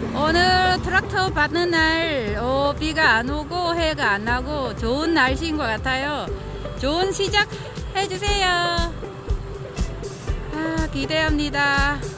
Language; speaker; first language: Korean; non-native, learner; Vietnamese